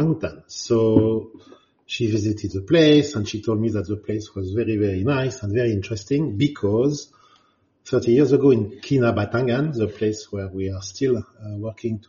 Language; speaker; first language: English; non-native, fluent; French